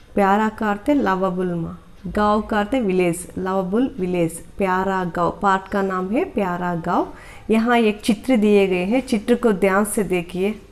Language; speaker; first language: Hindi; non-native, local second language; Telugu